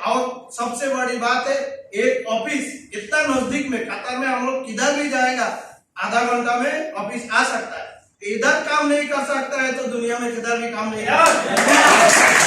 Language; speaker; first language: Hindi; non-native, fluent; Bangla